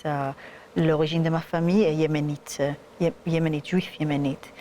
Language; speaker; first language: French; non-native, learner; Hebrew